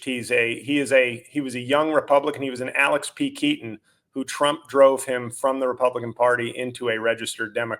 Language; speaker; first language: English; native; English